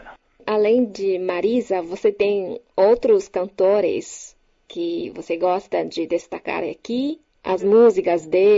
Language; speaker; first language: Portuguese; non-native, fluent; Chinese